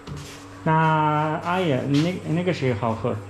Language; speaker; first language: Chinese; non-native, learner; English